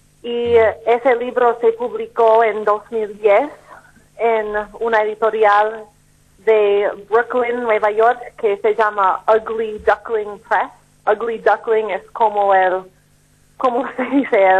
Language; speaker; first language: Spanish; non-native, fluent; English